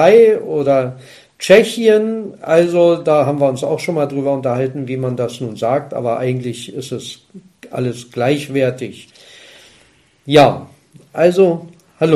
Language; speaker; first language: German; native; German